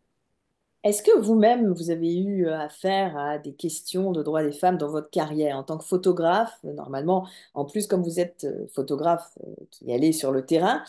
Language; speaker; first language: French; native; French